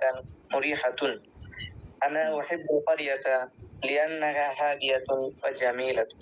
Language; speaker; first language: Arabic; non-native, learner; Bangla